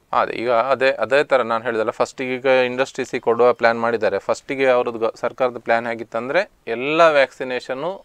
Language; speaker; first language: Kannada; native; Kannada